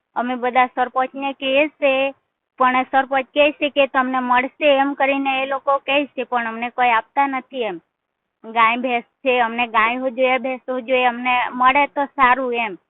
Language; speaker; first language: Gujarati; non-native, local second language; Bhili